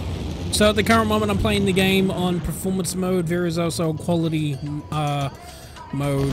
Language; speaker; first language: English; native; English